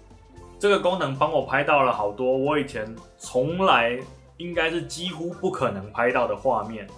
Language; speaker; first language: Chinese; native; Chinese